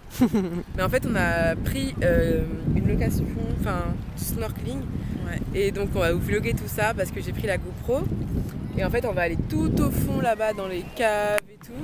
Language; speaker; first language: French; native; French